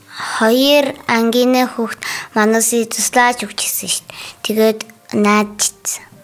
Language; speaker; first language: Mongolian; non-native, learner; Buriat